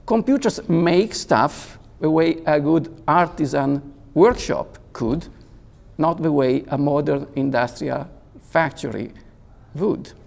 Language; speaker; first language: English; non-native, fluent; Italian